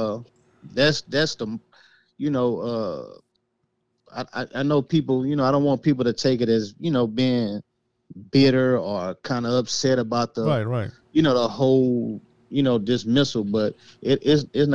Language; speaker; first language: English; native; English